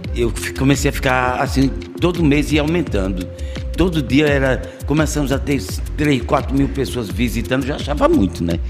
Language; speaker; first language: Portuguese; native; Portuguese